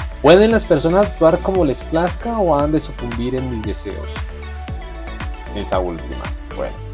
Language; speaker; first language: Spanish; native; Spanish